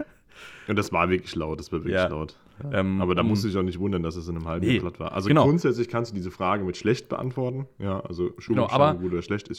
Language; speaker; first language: German; native; German